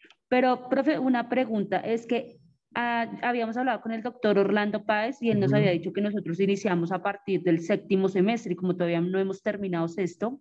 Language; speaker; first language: Spanish; native; Spanish